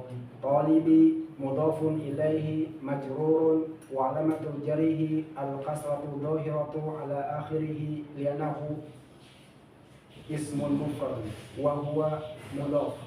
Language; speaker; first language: Arabic; non-native, learner; Indonesian